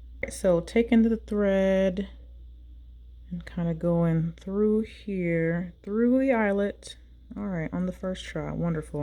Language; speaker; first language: English; native; English